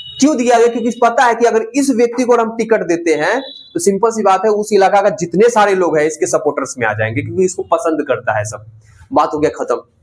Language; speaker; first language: Hindi; native; Hindi